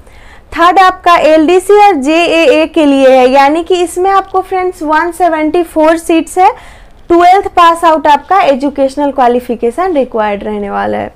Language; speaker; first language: Hindi; native; Hindi